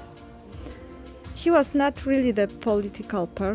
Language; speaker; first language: English; non-native, learner; Polish